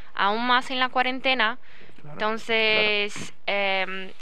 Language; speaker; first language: Spanish; non-native, learner; Portuguese